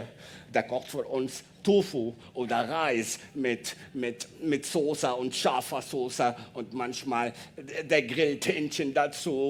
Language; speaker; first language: German; non-native, learner; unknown